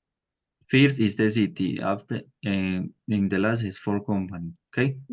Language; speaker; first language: English; non-native, learner; Spanish